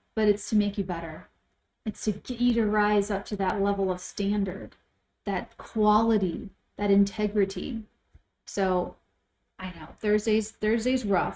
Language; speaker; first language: English; native; English